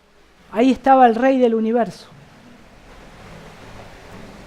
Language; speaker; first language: Spanish; native; Spanish